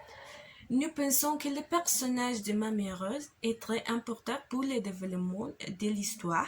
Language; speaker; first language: French; non-native, learner; Spanish